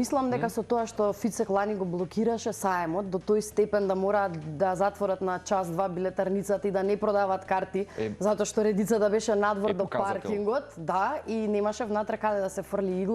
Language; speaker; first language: Macedonian; native; Macedonian